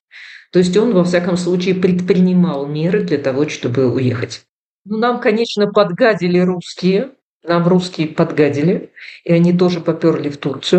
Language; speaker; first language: Russian; native; Russian